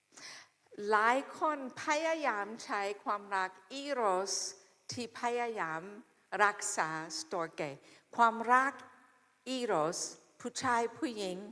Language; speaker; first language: Thai; non-native, fluent; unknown